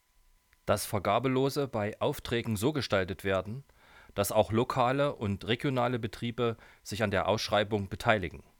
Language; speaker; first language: German; native; German